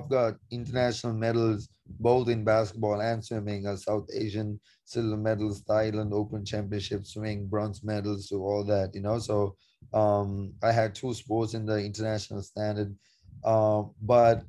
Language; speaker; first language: English; non-native, local second language; Sinhala